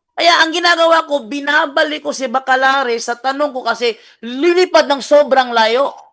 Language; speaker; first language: Filipino; non-native, local second language; Cebuano